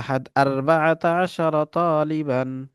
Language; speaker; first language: Arabic; non-native, fluent; Bangla